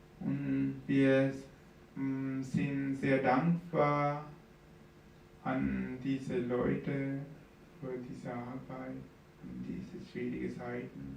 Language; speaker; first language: German; non-native, fluent; Sinhala